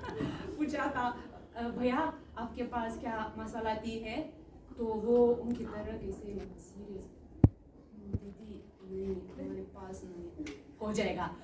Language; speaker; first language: Hindi; non-native, learner; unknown